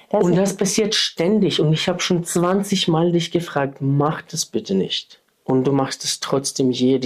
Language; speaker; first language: German; non-native, fluent; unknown